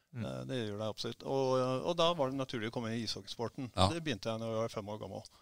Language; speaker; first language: Norwegian; early bilingual, heritage; Norwegian